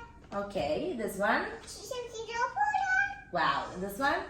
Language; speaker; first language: English; non-native, local second language; Malayalam